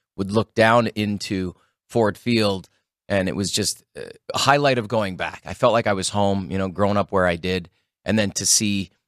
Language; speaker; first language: English; native; English